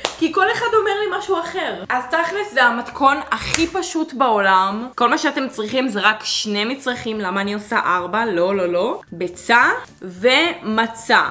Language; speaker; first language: Hebrew; native; Hebrew